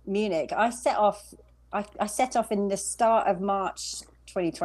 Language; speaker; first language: English; native; English